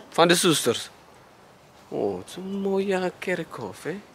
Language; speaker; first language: Dutch; non-native, learner; Indonesian